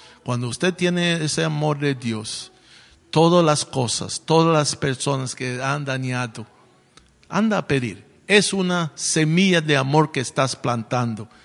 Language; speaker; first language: Spanish; non-native, fluent; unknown